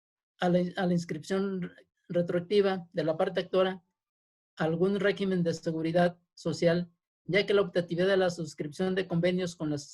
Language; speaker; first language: Spanish; native; Spanish